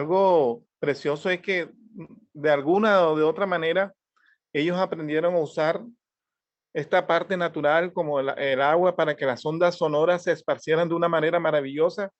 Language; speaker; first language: Spanish; native; Spanish